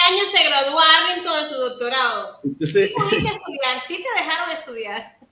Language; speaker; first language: Spanish; native; Spanish